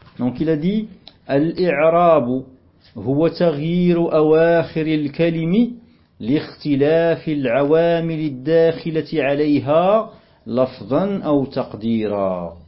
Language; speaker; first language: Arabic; non-native, fluent; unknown